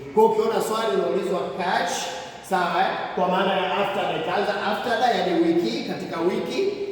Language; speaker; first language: Swahili; native; Swahili